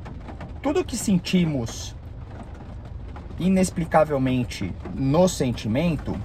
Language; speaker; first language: Portuguese; native; Portuguese